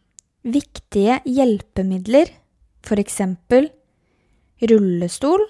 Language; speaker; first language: Swedish; non-native, learner; Norwegian